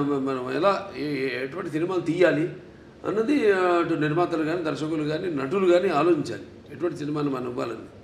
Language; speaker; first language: Telugu; native; Telugu